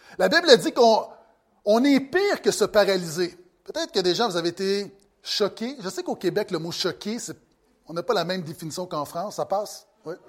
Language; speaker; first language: French; native; French